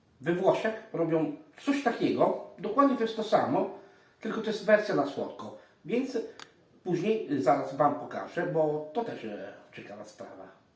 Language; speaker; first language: Polish; non-native, fluent; Italian